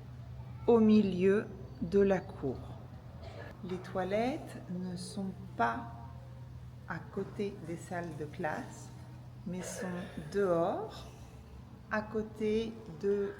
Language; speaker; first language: French; native; French